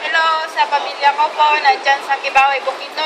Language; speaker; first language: Filipino; non-native, local second language; Cebuano